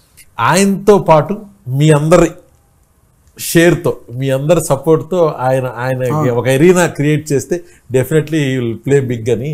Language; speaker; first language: Telugu; native; Telugu